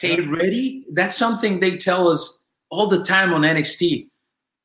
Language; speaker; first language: English; non-native, fluent; Spanish